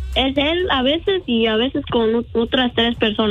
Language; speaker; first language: Spanish; early bilingual, other home language; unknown